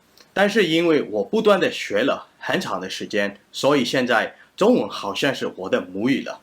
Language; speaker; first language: Chinese; non-native, fluent; Burmese